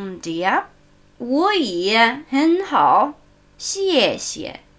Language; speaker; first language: Chinese; non-native, fluent; German